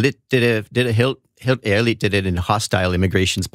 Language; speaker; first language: Danish; non-native, fluent; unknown